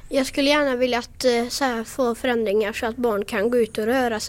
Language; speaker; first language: Swedish; native; Swedish